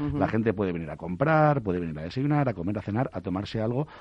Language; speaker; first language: Spanish; native; Spanish